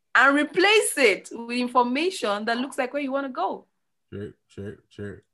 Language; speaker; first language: English; non-native, local second language; Igbo